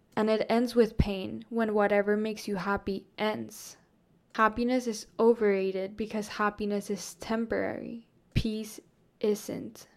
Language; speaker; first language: English; non-native, fluent; Spanish